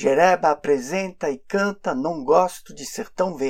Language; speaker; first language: Portuguese; non-native, fluent; French